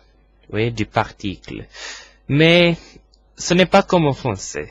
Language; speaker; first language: French; non-native, fluent; English